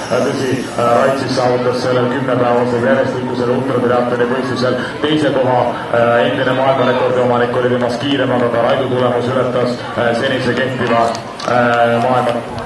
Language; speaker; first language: Estonian; native; Estonian